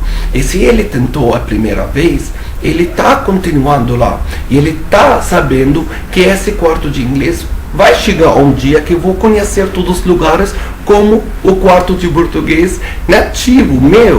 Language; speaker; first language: Portuguese; non-native, fluent; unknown